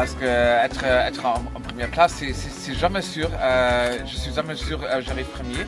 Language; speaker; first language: French; non-native, learner; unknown